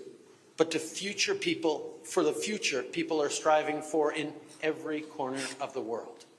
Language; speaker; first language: English; native; English